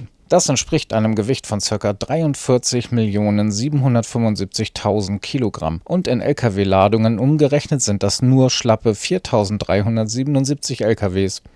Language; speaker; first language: German; native; German